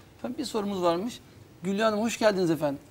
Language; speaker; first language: Turkish; native; Turkish